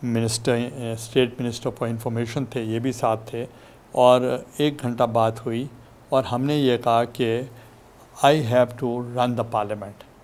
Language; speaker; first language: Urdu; non-native, local second language; Saraiki